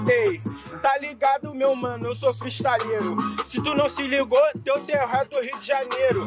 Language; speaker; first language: Portuguese; native; Portuguese